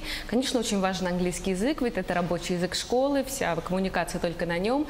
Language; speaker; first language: Russian; native; Russian